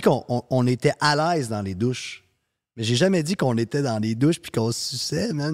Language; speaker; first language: French; early bilingual, heritage; French